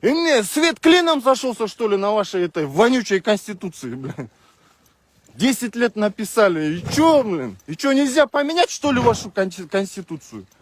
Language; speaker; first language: Russian; non-native, local second language; Kyrgyz